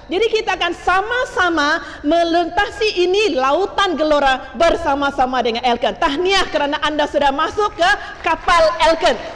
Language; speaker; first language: Malay; non-native, local second language; Chinese